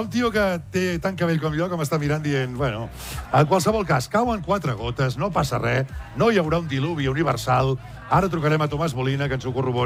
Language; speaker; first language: Catalan; native; Catalan